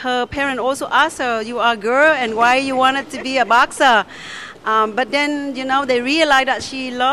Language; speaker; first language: English; non-native, learner; Vietnamese